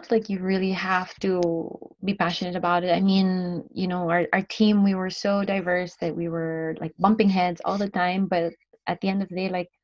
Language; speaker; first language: English; non-native, local second language; Filipino